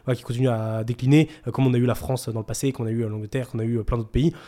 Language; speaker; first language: French; native; French